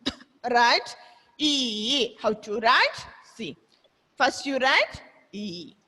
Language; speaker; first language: English; non-native, fluent; Malayalam